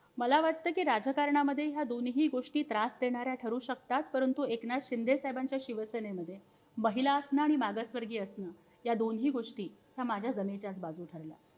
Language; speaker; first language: Marathi; non-native, local second language; Telugu